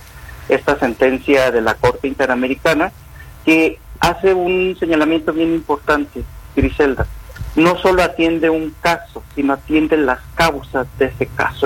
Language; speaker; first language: Spanish; native; Spanish